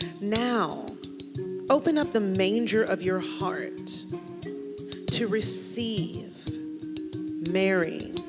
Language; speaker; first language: English; native; English